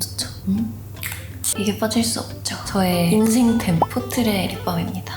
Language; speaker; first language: Korean; native; Korean